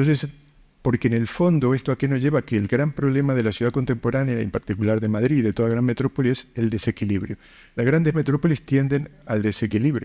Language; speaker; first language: Spanish; native; Spanish